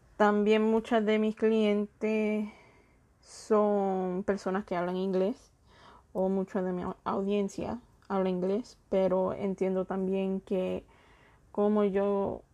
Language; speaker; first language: Spanish; early bilingual, heritage; Spanish